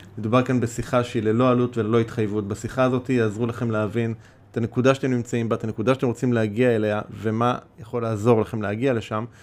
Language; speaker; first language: Hebrew; native; Hebrew